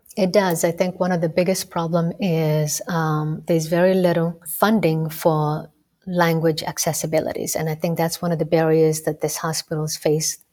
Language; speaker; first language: English; non-native, local second language; Somali